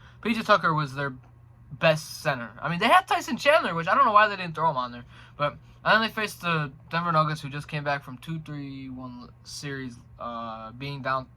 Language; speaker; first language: English; native; English